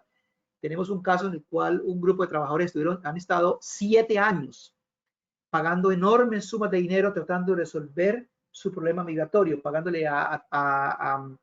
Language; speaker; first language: Spanish; native; Spanish